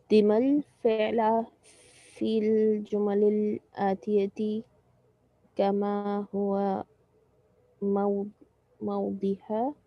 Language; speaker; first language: Arabic; non-native, learner; Urdu